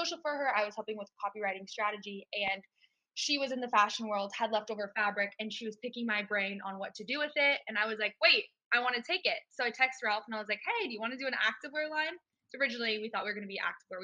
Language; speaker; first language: English; native; English